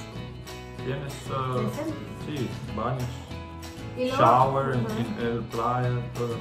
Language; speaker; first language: Spanish; non-native, learner; Croatian